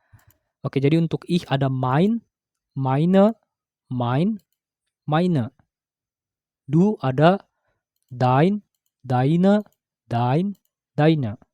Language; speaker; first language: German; non-native, fluent; Indonesian